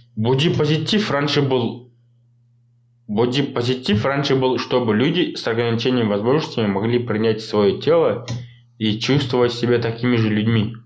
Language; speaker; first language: Russian; non-native, local second language; Kazakh